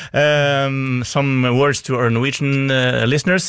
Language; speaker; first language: English; non-native, fluent; Norwegian